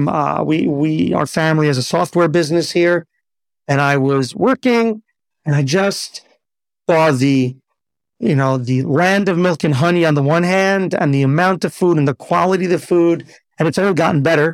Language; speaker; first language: English; native; English